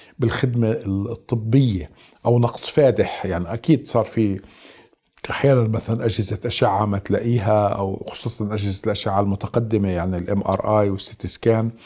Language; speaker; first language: Arabic; native; Arabic